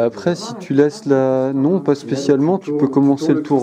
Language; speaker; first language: French; native; French